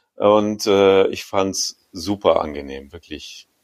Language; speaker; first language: German; native; German